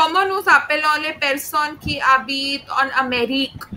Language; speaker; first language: French; non-native, fluent; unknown